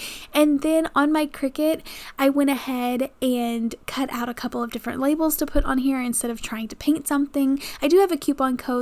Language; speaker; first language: English; native; English